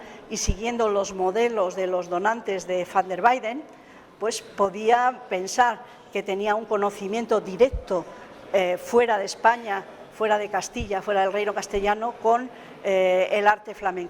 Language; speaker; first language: Spanish; native; Spanish